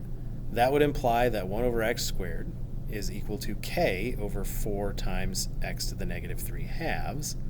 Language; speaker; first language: English; native; English